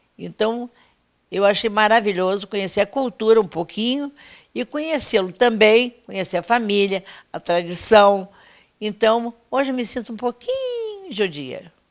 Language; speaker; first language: Portuguese; native; Portuguese